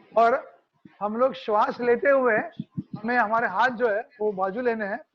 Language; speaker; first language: Hindi; non-native, local second language; Marathi